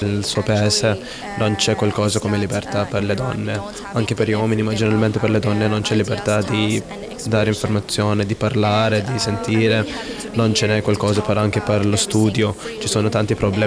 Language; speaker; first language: Italian; non-native, fluent; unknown